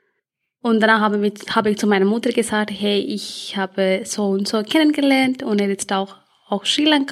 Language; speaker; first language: German; early bilingual, other home language; Tamil